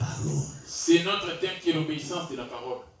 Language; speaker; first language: French; non-native, local second language; Lingala